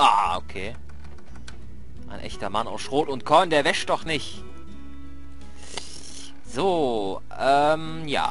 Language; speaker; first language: German; native; German